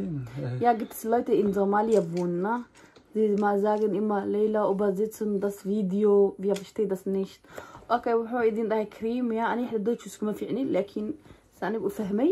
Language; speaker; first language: German; non-native, learner; Somali